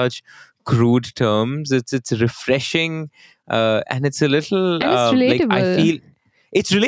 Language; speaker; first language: English; non-native, local second language; Hindi